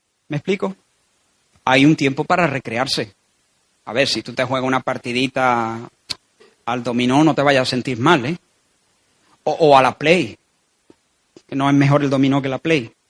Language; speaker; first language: Spanish; native; Spanish